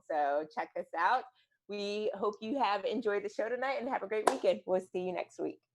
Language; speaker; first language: English; native; English